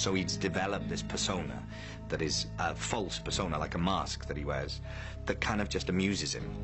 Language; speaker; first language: English; native; English